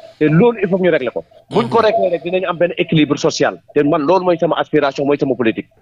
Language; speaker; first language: Wolof; non-native, local second language; Jola-Fonyi